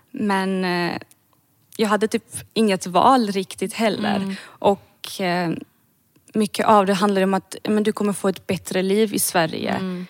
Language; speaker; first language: Swedish; early bilingual, other home language; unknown